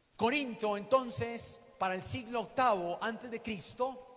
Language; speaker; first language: Spanish; native; Spanish